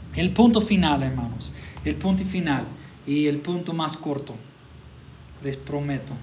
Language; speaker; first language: Spanish; non-native, fluent; English